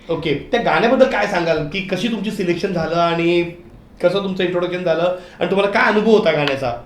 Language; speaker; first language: Marathi; native; Marathi